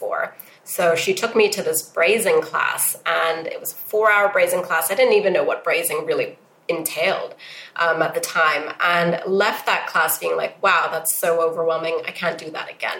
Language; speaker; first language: English; non-native, local second language; Cantonese